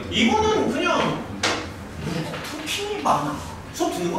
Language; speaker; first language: Korean; native; Korean